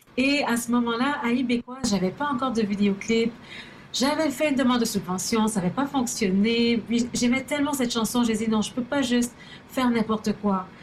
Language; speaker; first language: French; early bilingual, other home language; Haitian Creole